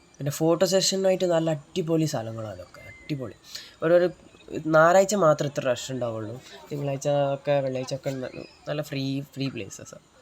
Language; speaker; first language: Malayalam; early bilingual, heritage; Malayalam